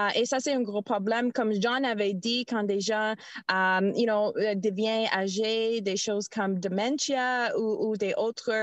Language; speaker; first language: French; non-native, learner; English